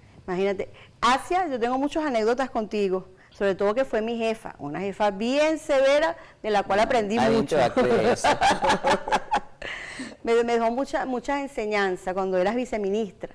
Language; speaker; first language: Spanish; native; Spanish